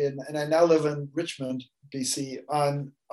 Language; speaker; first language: English; native; English